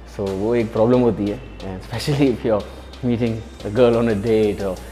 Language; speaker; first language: English; non-native, local second language; Hindi